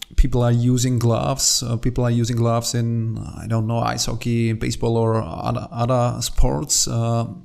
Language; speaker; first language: English; non-native, fluent; German